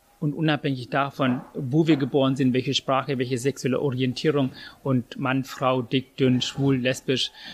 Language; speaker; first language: German; non-native, fluent; Tamil